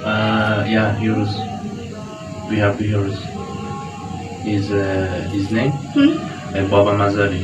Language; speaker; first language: English; non-native, fluent; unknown